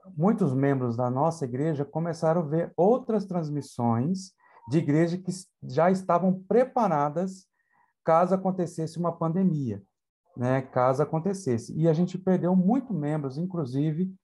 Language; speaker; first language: Portuguese; native; Portuguese